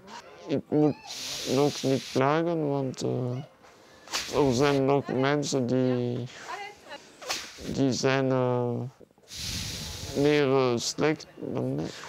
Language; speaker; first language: Dutch; non-native, learner; French